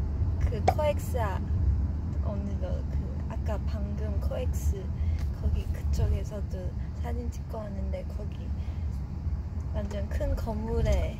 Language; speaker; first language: Korean; non-native, fluent; Chinese